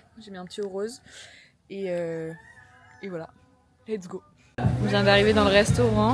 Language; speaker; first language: French; native; French